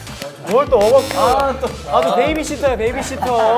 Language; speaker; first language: Korean; native; Korean